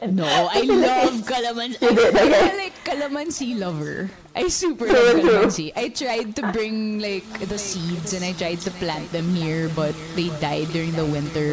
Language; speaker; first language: English; non-native, local second language; Filipino